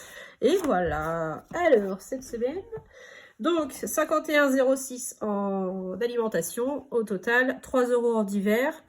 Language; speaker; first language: French; native; French